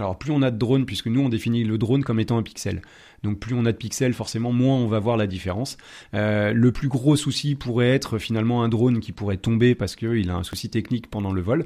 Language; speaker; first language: French; native; French